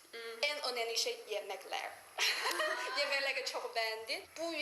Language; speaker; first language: Turkish; non-native, learner; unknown